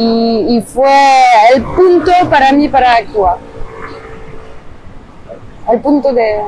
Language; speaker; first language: Spanish; non-native, fluent; French